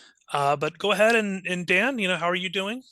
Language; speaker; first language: English; native; English